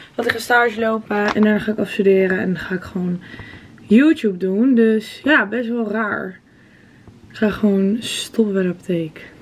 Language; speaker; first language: Dutch; native; Dutch